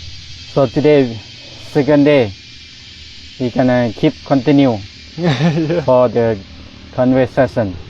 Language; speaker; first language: English; non-native, learner; Thai